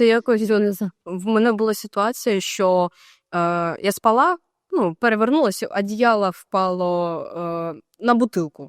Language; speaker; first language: Ukrainian; native; Ukrainian